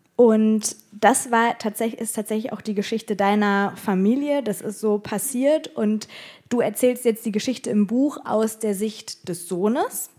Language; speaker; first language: German; early bilingual, other home language; Arabic